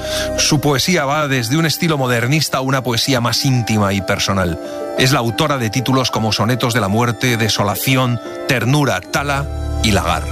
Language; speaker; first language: Spanish; native; Spanish